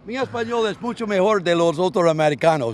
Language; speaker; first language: Spanish; non-native, learner; English